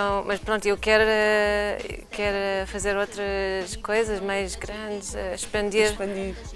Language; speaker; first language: Portuguese; non-native, fluent; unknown